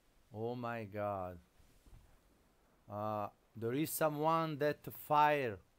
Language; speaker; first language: English; non-native, learner; Italian